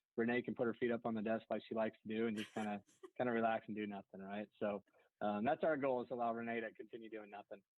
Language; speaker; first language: English; native; English